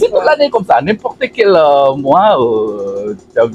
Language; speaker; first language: French; non-native, learner; Indonesian